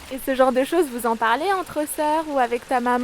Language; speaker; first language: French; native; French